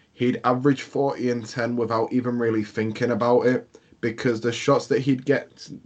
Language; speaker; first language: English; native; English